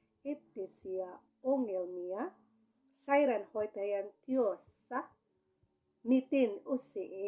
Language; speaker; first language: Finnish; non-native, learner; Cebuano